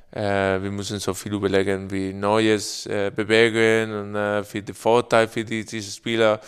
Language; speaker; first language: German; non-native, learner; Spanish